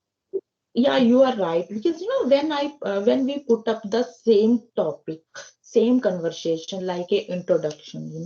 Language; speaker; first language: English; non-native, learner; Hindi